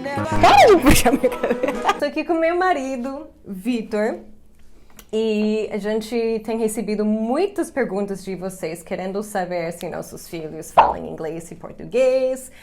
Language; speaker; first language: Portuguese; non-native, fluent; English